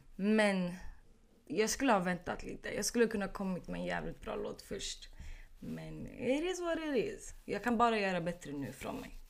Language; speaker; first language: Swedish; early bilingual, other home language; Arabic